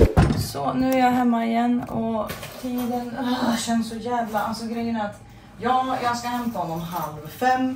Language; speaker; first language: Swedish; native; Swedish